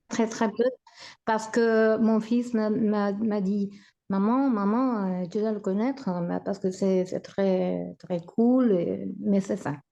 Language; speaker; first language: French; non-native, fluent; Spanish